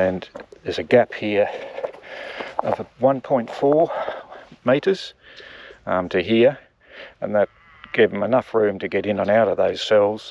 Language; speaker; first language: English; native; English